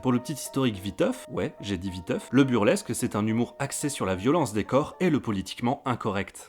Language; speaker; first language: French; native; French